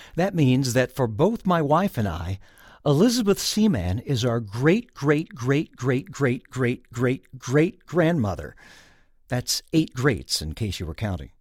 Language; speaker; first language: English; native; English